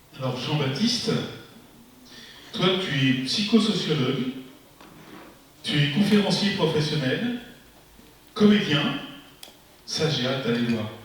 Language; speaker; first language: French; native; French